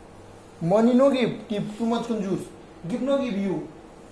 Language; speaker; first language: English; non-native, learner; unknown